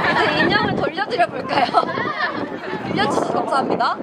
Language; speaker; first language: Korean; native; Korean